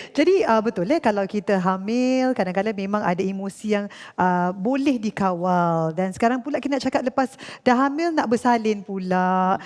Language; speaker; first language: Malay; native; Malay